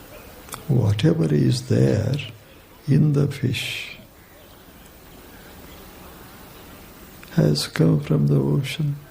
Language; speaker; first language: English; non-native, local second language; Kannada